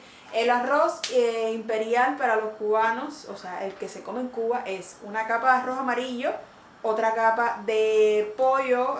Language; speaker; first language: Spanish; native; Spanish